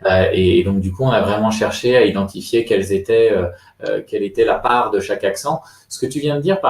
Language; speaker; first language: French; native; French